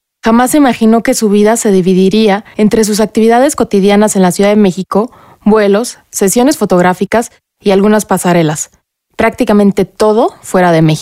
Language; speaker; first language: Spanish; native; Spanish